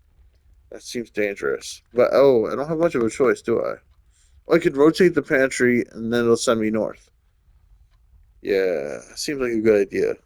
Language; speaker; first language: English; native; English